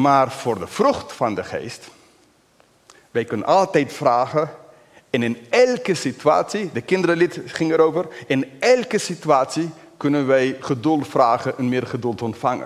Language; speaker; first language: Dutch; non-native, fluent; English